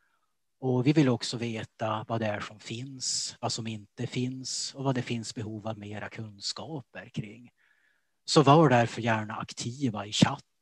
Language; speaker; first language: Swedish; native; Swedish